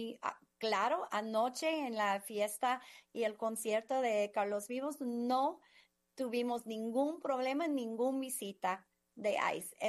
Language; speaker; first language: Spanish; non-native, fluent; English